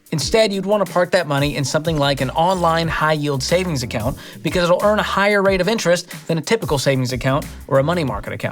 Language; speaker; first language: English; native; English